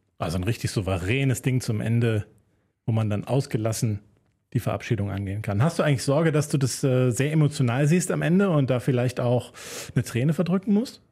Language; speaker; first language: German; native; German